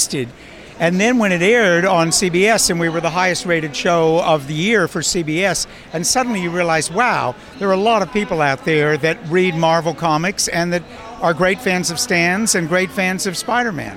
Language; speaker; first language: English; native; English